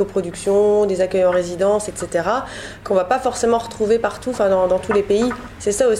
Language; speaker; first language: French; native; French